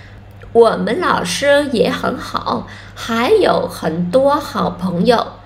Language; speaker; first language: Chinese; non-native, fluent; Vietnamese